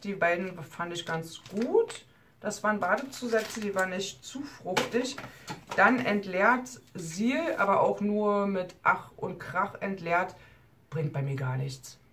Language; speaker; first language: German; native; German